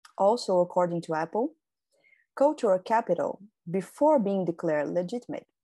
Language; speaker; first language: English; non-native, fluent; Portuguese